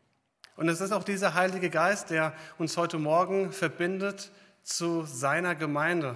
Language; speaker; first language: German; native; German